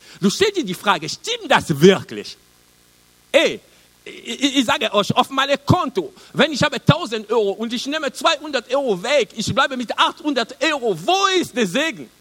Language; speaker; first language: German; non-native, learner; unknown